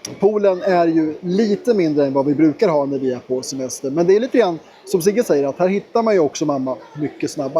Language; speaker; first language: Swedish; native; Swedish